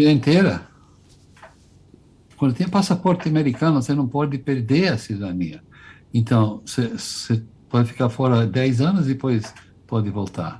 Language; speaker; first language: Portuguese; non-native, fluent; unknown